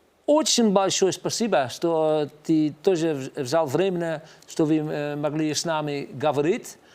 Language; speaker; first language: Russian; non-native, learner; Dutch